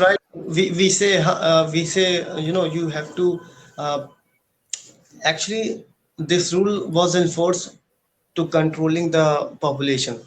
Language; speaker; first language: English; non-native, learner; Hindi